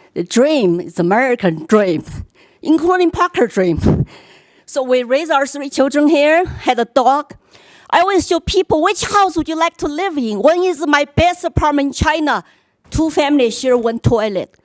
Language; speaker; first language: English; non-native, fluent; Chinese